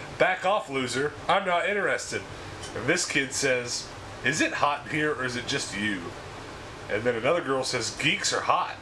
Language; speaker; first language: English; native; English